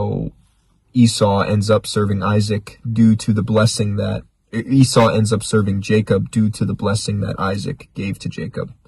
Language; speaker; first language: English; native; English